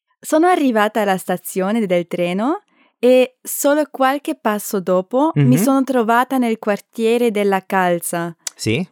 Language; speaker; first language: Italian; non-native, learner; German